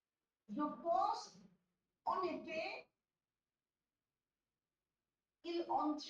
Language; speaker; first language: French; non-native, learner; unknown